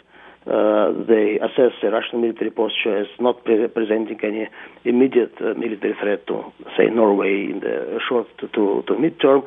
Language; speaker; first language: English; non-native, fluent; Russian